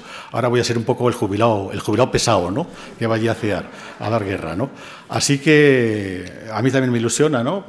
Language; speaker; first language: Spanish; native; Spanish